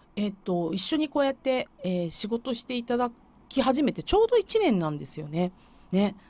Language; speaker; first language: Japanese; native; Japanese